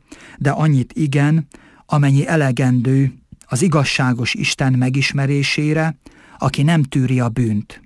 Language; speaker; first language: Hungarian; native; Hungarian